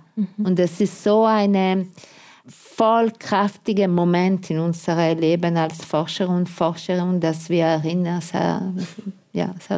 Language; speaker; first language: German; non-native, fluent; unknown